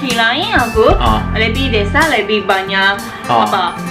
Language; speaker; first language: Indonesian; non-native, learner; Japanese